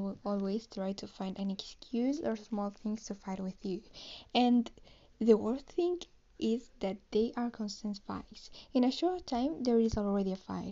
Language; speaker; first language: English; non-native, learner; Spanish